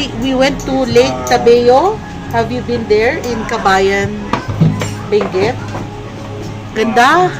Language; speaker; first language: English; non-native, local second language; Filipino